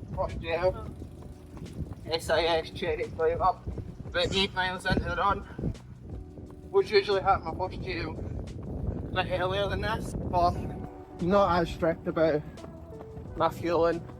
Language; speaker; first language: English; native; English